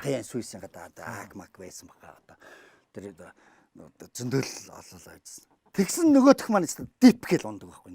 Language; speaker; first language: Mongolian; native; Mongolian